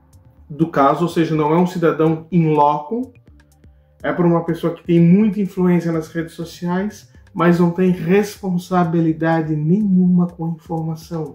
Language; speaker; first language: Portuguese; native; Portuguese